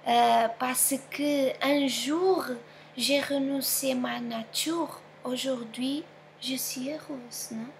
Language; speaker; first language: French; non-native, fluent; Portuguese